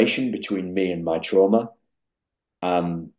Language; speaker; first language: English; native; English